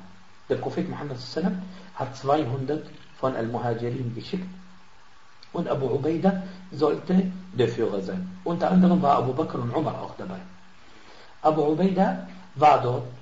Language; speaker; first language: German; non-native, fluent; Arabic